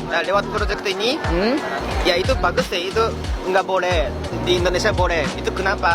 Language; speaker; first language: Indonesian; non-native, fluent; Japanese